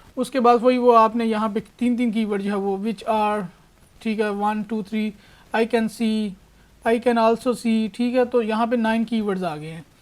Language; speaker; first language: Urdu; non-native, local second language; Punjabi